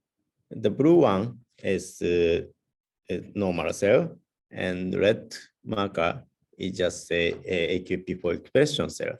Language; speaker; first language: English; non-native, learner; Japanese